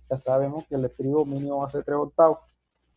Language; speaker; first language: Spanish; native; Spanish